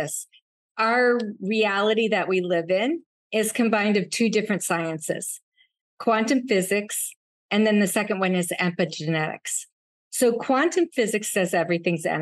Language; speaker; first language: English; native; English